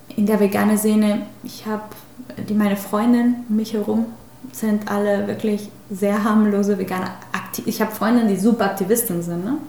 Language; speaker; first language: German; non-native, fluent; Spanish